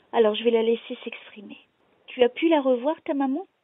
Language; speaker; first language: French; native; French